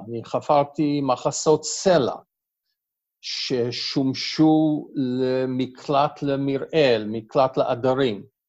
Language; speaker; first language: Hebrew; non-native, fluent; English